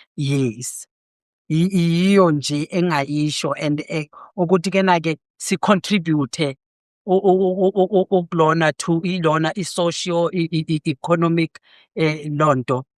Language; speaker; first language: Zulu; native; Zulu